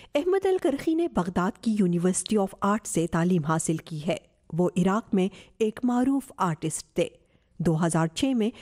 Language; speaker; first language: Urdu; native; Urdu